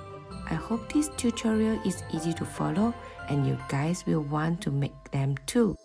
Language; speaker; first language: English; non-native, fluent; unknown